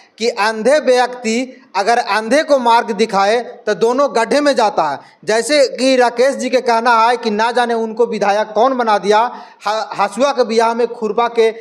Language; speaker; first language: Hindi; native; Hindi